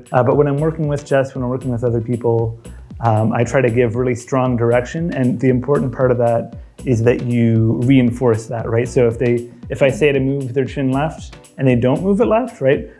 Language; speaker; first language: English; native; English